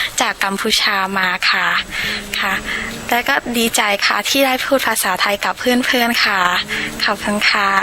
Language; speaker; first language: Thai; non-native, learner; Khmer